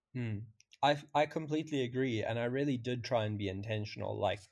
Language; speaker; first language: English; native; English